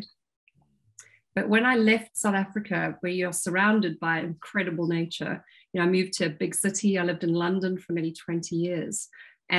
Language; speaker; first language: English; native; English